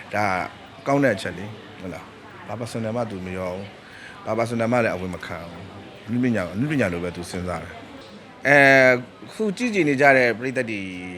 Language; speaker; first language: Burmese; non-native, local second language; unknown